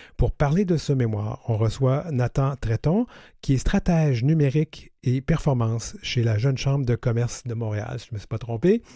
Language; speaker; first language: French; native; French